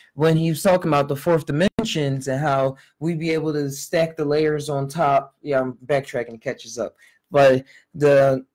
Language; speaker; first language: English; native; English